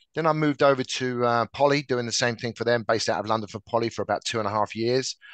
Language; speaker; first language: English; native; English